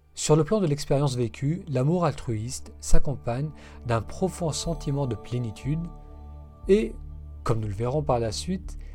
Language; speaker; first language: French; non-native, local second language; Arabic